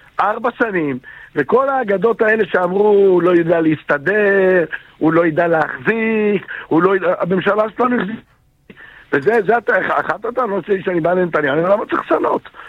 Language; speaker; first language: Hebrew; native; Hebrew